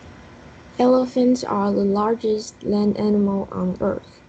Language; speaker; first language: English; non-native, learner; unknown